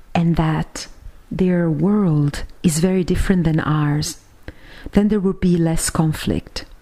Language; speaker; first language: English; non-native, fluent; Italian